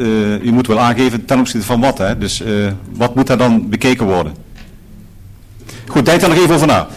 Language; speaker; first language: Dutch; native; Dutch